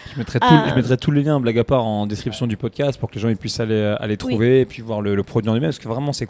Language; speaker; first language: French; native; French